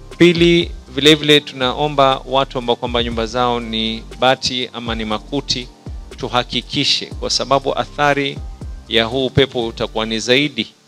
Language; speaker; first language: Swahili; native; Swahili